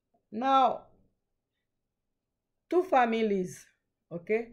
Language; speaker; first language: English; non-native, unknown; Haitian Creole